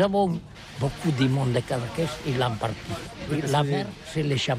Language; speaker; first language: French; non-native, learner; Catalan